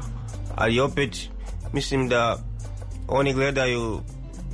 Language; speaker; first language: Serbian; non-native, learner; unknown